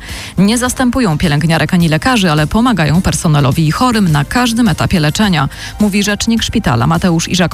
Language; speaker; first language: Polish; native; Polish